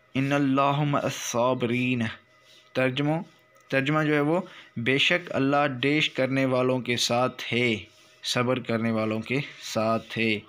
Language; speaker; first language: Urdu; non-native, local second language; Sindhi